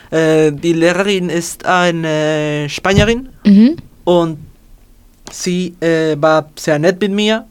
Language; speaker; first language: German; non-native, learner; Spanish